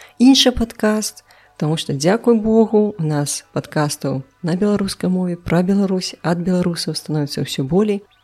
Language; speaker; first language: Belarusian; non-native, local second language; Russian